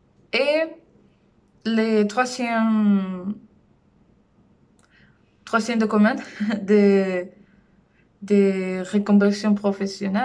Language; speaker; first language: French; non-native, learner; Spanish